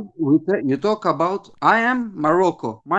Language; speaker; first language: English; non-native, learner; Hebrew